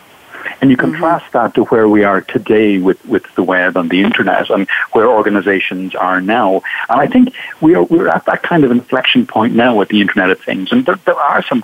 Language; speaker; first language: English; native; English